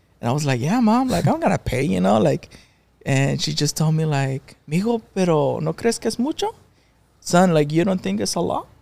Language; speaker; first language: English; non-native, fluent; Spanish